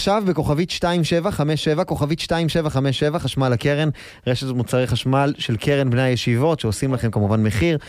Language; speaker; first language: Hebrew; native; Hebrew